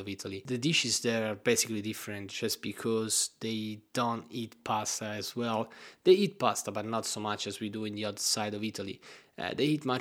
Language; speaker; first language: English; non-native, fluent; Italian